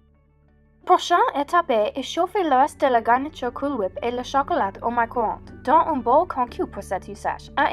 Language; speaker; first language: French; non-native, learner; English